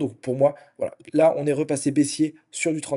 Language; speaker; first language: French; native; French